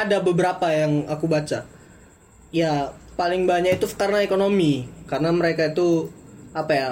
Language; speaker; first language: Indonesian; native; Indonesian